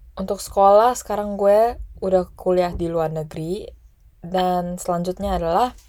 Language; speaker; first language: Indonesian; non-native, local second language; English